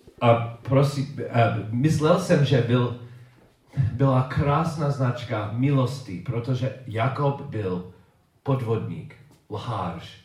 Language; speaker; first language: Czech; non-native, learner; English